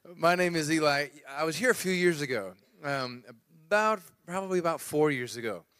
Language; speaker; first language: English; native; English